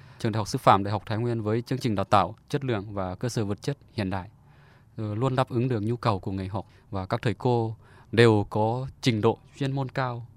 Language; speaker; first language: Vietnamese; non-native, fluent; Lao